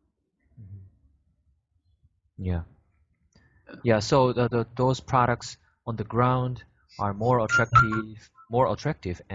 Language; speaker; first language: English; non-native, fluent; Korean